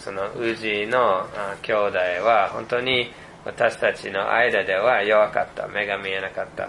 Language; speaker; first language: Japanese; non-native, fluent; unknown